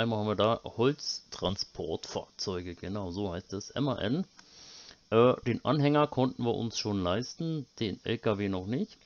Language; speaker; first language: German; native; German